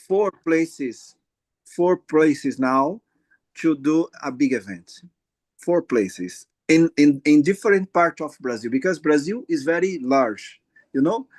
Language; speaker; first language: English; non-native, learner; Portuguese